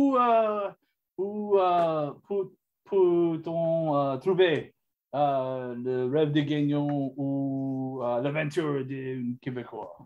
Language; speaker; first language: French; non-native, learner; English